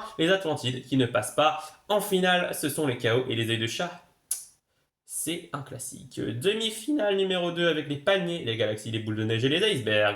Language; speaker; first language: French; native; French